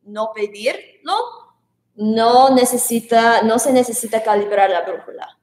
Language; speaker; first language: Spanish; non-native, learner; English